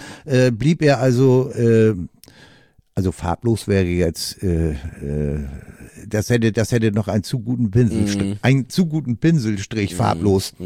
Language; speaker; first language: German; native; German